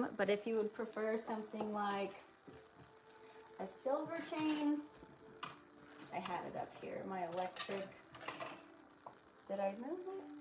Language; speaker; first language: English; native; English